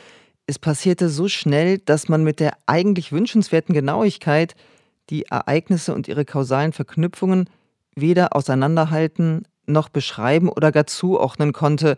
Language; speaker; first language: German; native; German